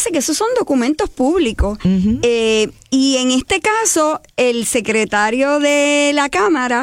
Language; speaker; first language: Spanish; native; Spanish